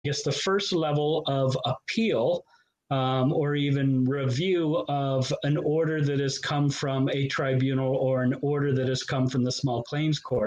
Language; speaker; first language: English; native; English